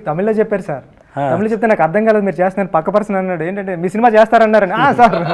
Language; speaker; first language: Telugu; native; Telugu